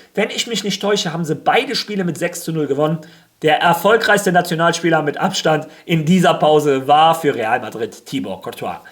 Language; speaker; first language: German; early bilingual, other home language; Spanish